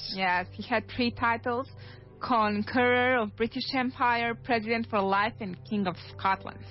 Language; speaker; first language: English; non-native, fluent; Serbian